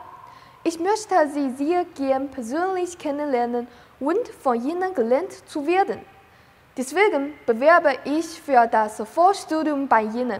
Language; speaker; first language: German; non-native, learner; Chinese